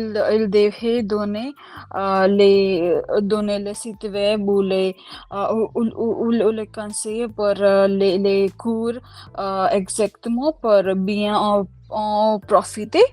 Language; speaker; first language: French; non-native, learner; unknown